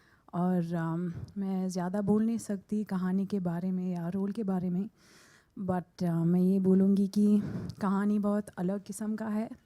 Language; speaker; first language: Hindi; non-native, local second language; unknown